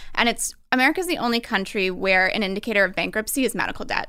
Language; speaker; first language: English; native; English